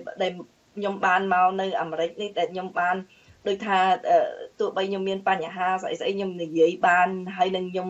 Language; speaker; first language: Khmer; early bilingual, heritage; Khmer